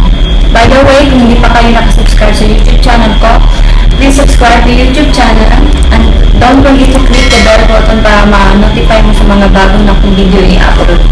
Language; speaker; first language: Filipino; non-native, local second language; Cebuano